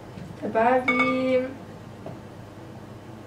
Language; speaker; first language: Russian; early bilingual, heritage; German